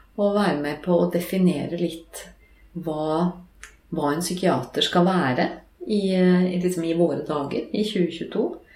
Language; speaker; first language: Norwegian; native; Norwegian